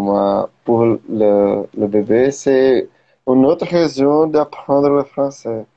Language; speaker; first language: French; non-native, learner; Portuguese